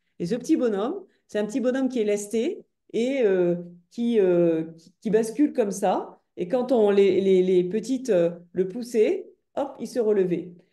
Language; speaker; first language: French; native; French